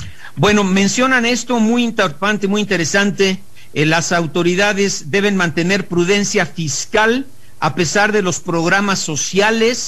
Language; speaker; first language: Spanish; native; Spanish